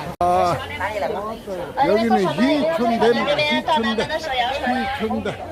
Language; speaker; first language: Korean; native; Korean